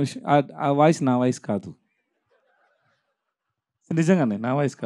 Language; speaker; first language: Telugu; non-native, learner; Tamil